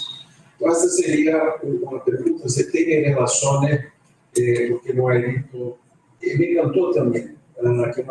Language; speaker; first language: Spanish; non-native, fluent; Portuguese